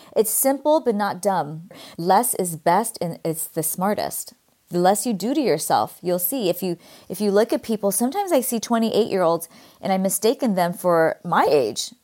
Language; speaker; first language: English; native; English